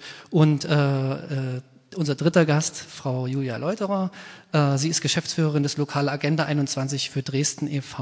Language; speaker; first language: German; native; German